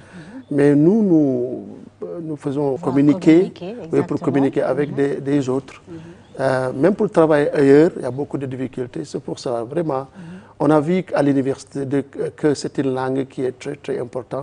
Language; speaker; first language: French; non-native, learner; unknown